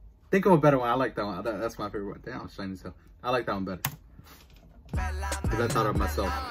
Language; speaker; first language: English; early bilingual, other home language; Spanish